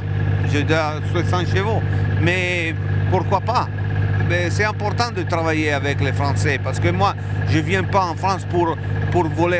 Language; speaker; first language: French; non-native, fluent; Italian